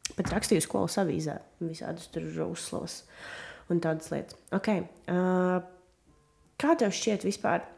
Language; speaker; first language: Latvian; non-native, local second language; Russian